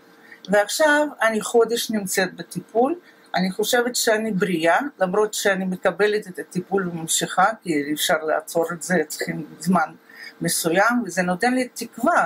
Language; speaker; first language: Hebrew; non-native, fluent; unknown